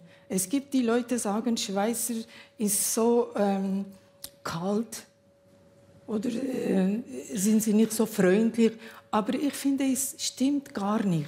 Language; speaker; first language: German; non-native, learner; Kurdish